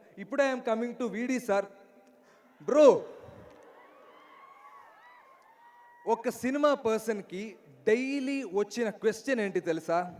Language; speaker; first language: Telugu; non-native, learner; Malayalam